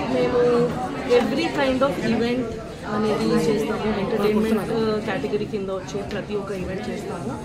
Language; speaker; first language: Telugu; non-native, local second language; Hindi